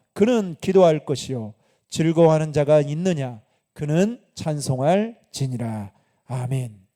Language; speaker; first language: Korean; native; Korean